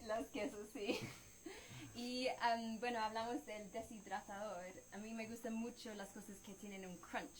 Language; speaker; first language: Spanish; non-native, fluent; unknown